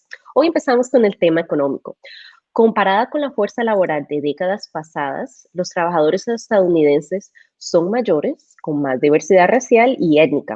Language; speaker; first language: Spanish; native; Spanish